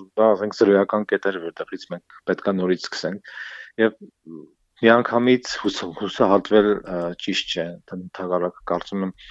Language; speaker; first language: Armenian; native; Armenian